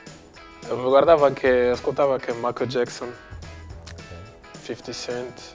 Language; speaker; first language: Italian; non-native, learner; Portuguese